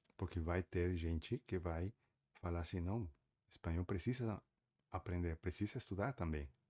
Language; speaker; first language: Portuguese; non-native, fluent; Spanish